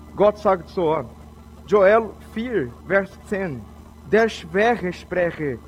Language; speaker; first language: German; non-native, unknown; Portuguese